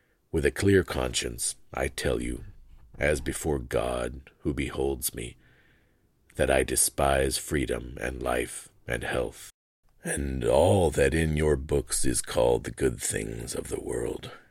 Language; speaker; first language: English; native; English